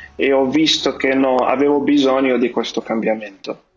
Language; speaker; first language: Italian; non-native, fluent; Arabic